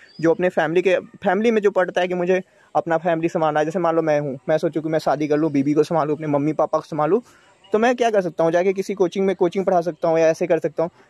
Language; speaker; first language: Hindi; native; Hindi